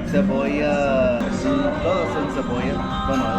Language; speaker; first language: Spanish; non-native, fluent; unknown